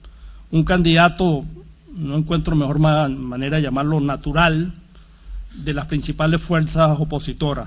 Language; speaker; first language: Spanish; native; Spanish